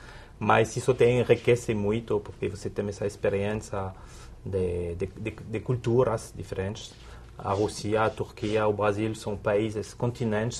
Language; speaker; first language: Portuguese; non-native, fluent; French